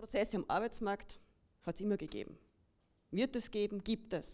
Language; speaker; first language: German; native; German